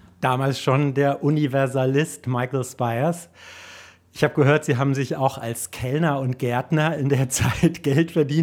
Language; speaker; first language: German; native; German